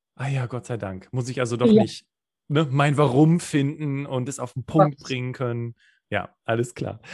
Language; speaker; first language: German; native; German